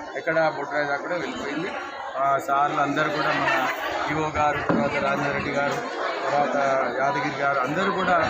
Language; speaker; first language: Telugu; native; Telugu